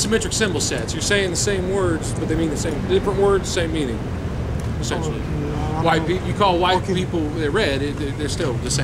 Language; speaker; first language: English; native; English